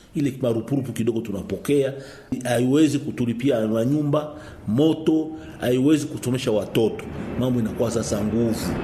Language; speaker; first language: Swahili; non-native, local second language; Nande